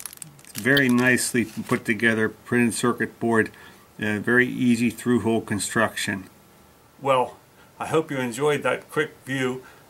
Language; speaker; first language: English; native; English